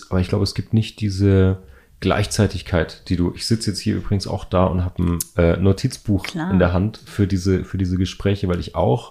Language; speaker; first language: German; native; German